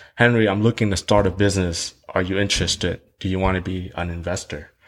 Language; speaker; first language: English; early bilingual, other home language; Vietnamese